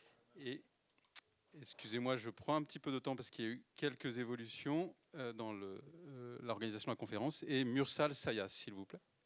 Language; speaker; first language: French; native; French